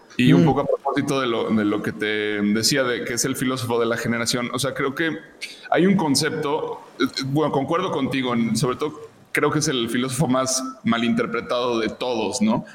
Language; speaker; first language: Spanish; native; Spanish